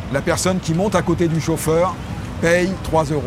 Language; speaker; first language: French; native; French